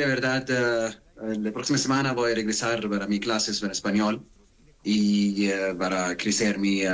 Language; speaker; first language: Spanish; non-native, learner; Arabic